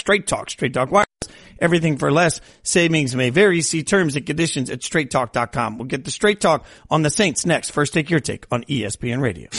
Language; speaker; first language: English; native; English